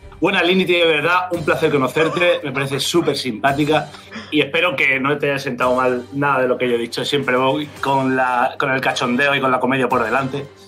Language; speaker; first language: Spanish; native; Spanish